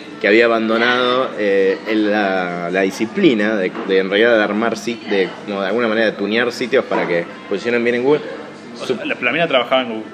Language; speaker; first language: Spanish; native; Spanish